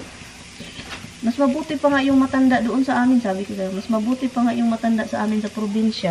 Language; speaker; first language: Filipino; native; Filipino